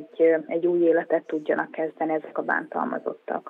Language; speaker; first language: Hungarian; native; Hungarian